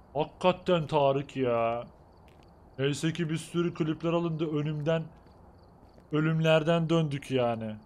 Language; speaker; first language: Turkish; native; Turkish